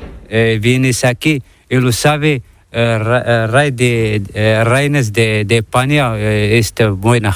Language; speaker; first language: Spanish; non-native, learner; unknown